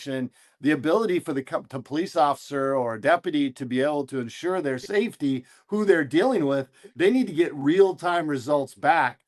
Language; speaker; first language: English; native; English